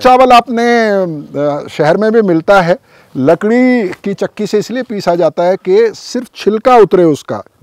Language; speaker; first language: Hindi; native; Hindi